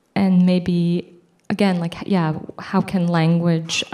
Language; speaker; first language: English; early bilingual, other home language; Persian